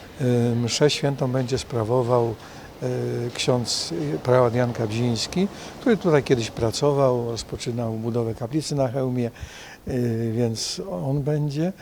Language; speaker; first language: Polish; native; Polish